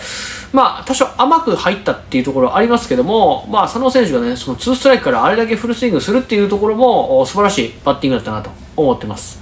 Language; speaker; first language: Japanese; native; Japanese